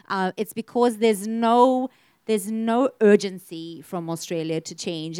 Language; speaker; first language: English; native; English